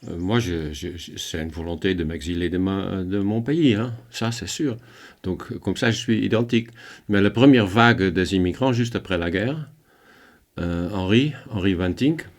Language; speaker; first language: French; non-native, fluent; Dutch